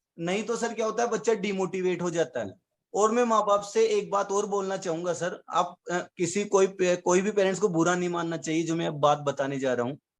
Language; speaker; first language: Hindi; native; Hindi